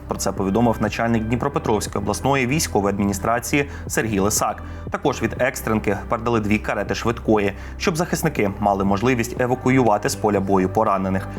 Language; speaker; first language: Ukrainian; native; Ukrainian